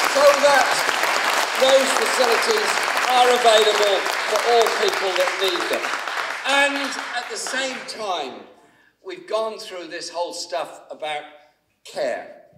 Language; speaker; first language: English; native; English